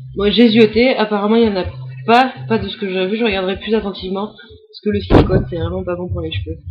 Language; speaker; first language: French; native; French